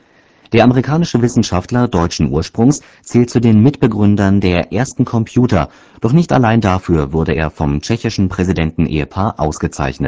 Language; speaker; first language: German; native; German